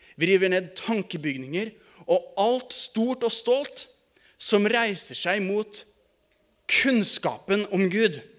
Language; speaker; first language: Norwegian; native; Norwegian